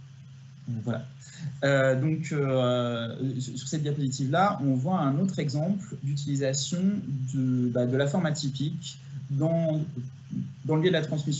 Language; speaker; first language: French; native; French